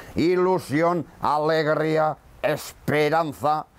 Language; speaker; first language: Spanish; non-native, local second language; Basque